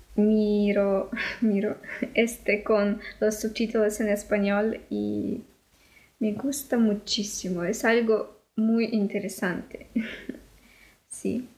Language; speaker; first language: Spanish; non-native, learner; Russian